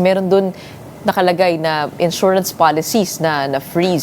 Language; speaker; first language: Filipino; native; Filipino